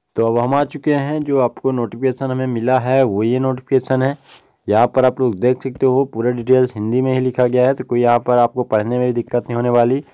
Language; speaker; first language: Hindi; native; Hindi